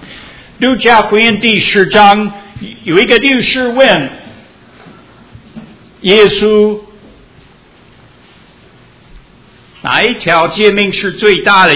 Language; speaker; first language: Chinese; early bilingual, heritage; Chinese